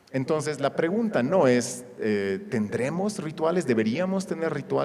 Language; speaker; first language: Spanish; native; Spanish